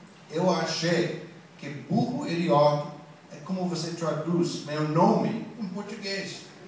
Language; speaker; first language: Portuguese; non-native, fluent; English